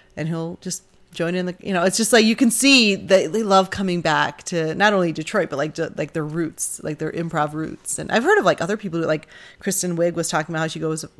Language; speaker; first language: English; native; English